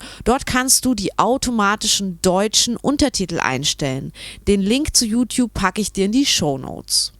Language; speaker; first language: German; native; German